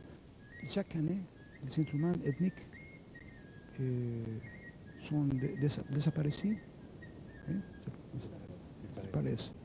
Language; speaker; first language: French; non-native, learner; Spanish